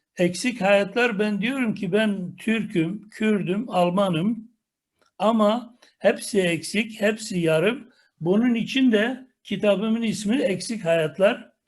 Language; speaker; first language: Turkish; non-native, local second language; Kurdish